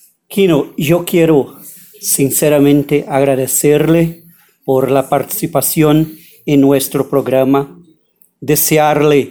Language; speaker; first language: Spanish; non-native, fluent; Portuguese